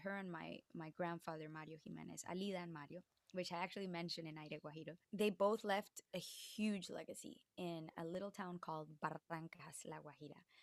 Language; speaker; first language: English; early bilingual, other home language; Spanish